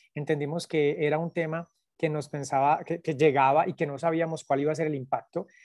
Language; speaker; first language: Spanish; native; Spanish